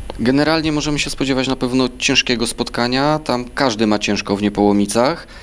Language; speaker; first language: Polish; native; Polish